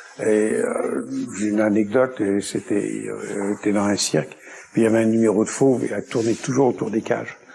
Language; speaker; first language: French; native; French